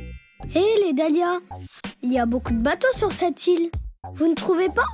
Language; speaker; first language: French; native; French